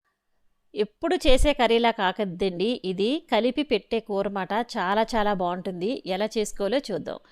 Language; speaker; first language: Telugu; native; Telugu